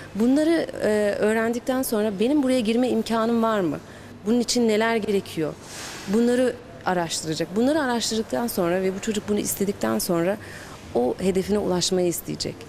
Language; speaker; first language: Turkish; early bilingual, heritage; Turkish